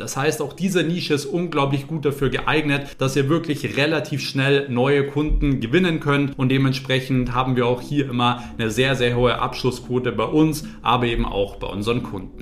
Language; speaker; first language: German; native; German